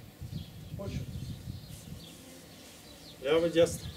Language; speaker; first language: Bulgarian; non-native, learner; Russian